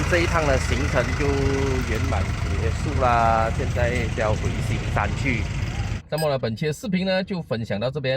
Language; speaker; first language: Chinese; native; Chinese